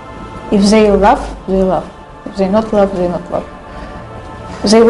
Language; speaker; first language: English; non-native, learner; Russian